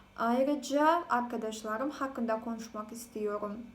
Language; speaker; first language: Turkish; non-native, learner; Kazakh